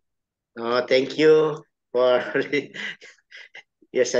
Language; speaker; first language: English; non-native, learner; Indonesian